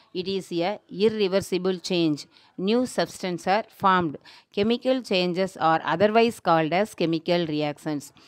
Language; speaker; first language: English; non-native, local second language; Tamil